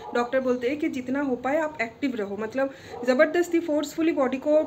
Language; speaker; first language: Hindi; non-native, local second language; Bangla